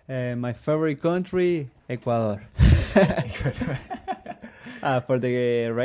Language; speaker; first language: English; non-native, learner; Spanish